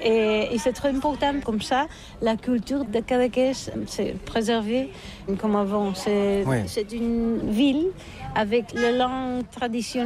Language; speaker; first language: French; non-native, learner; Catalan